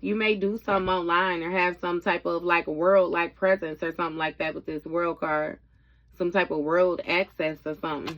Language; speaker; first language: English; native; English